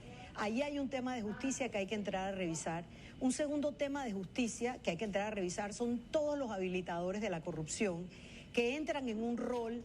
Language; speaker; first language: Spanish; native; Spanish